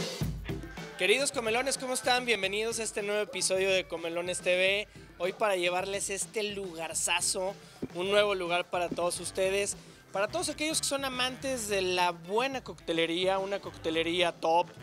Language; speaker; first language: Spanish; native; Spanish